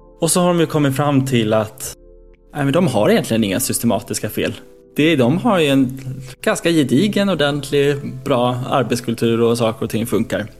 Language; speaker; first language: Swedish; native; Swedish